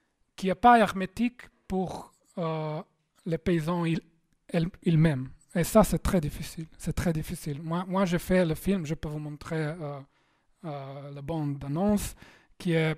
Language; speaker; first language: French; non-native, fluent; Slovenian